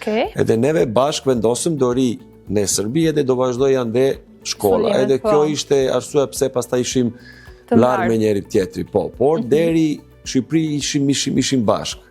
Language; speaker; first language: Albanian; non-native, learner; Serbian